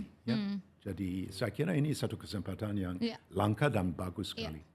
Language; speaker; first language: Indonesian; non-native, fluent; English